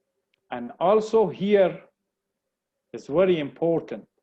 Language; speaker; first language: English; non-native, learner; Persian